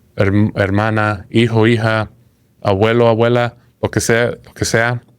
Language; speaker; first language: Spanish; early bilingual, heritage; Spanish